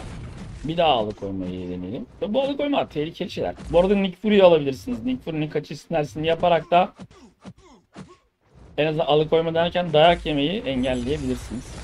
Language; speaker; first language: Turkish; native; Turkish